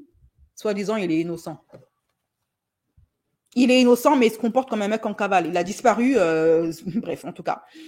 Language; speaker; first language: French; native; French